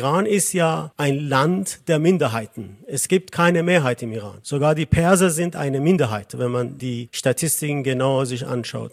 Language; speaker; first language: German; non-native, fluent; Azerbaijani